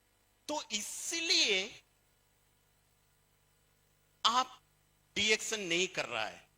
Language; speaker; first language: Hindi; non-native, fluent; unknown